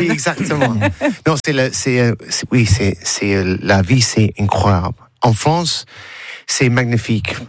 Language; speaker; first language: French; non-native, learner; English